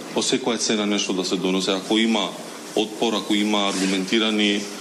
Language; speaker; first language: Macedonian; non-native, local second language; Albanian